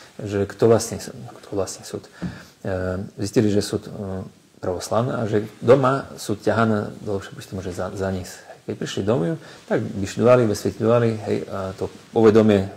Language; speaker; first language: Slovak; native; Slovak